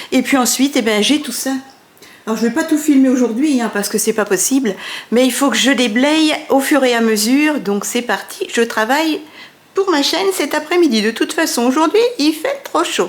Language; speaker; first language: French; native; French